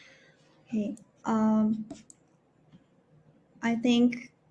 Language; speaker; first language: English; non-native, learner; Japanese